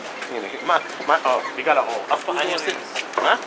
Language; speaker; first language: Hebrew; non-native, learner; English